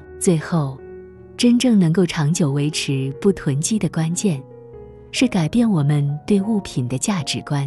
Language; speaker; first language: Chinese; native; Chinese